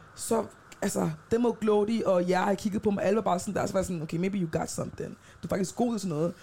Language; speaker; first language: Danish; native; Danish